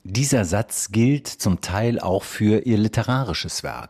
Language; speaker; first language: German; native; German